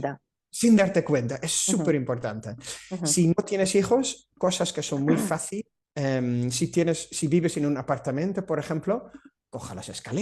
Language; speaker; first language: Spanish; non-native, fluent; Dutch